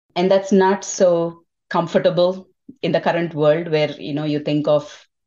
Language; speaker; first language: English; non-native, local second language; Telugu